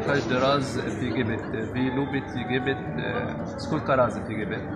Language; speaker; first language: Russian; non-native, learner; Arabic